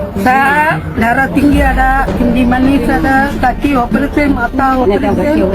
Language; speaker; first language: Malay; non-native, learner; Indonesian